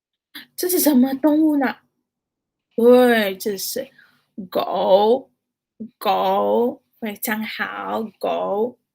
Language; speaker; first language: Chinese; non-native, fluent; Malay